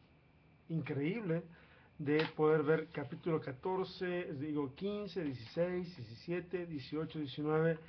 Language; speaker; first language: Spanish; native; Spanish